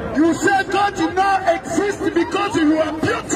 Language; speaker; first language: English; non-native, learner; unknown